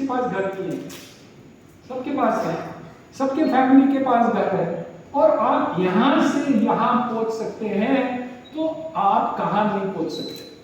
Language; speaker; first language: Hindi; non-native, local second language; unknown